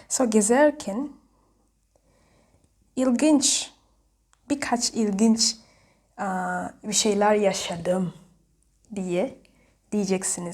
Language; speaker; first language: Turkish; non-native, fluent; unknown